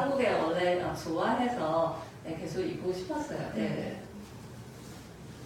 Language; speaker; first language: Korean; non-native, fluent; Chinese